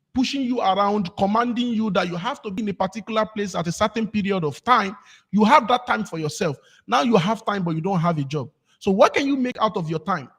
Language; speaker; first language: English; non-native, local second language; Yoruba